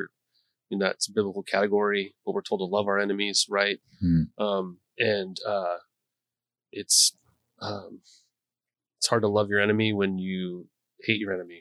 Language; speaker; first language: English; native; English